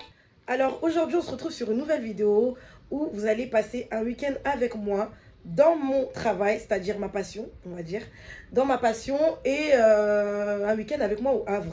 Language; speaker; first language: French; native; French